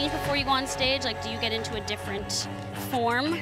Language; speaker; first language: English; native; English